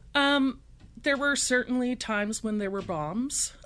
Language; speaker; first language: English; native; English